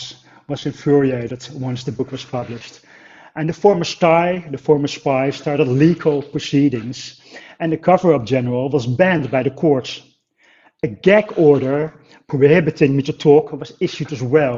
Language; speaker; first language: English; non-native, fluent; Dutch